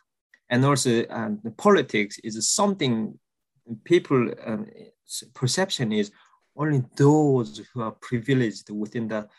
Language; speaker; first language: English; non-native, fluent; Korean